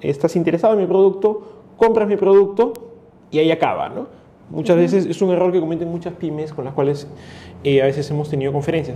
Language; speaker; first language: Spanish; native; Spanish